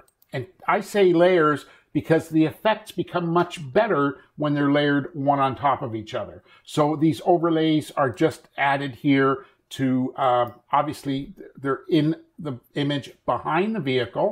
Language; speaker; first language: English; native; English